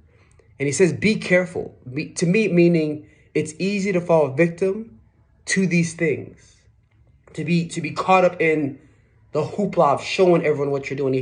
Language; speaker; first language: English; native; English